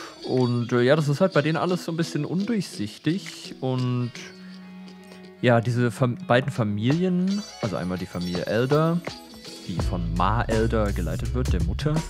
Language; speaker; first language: German; native; German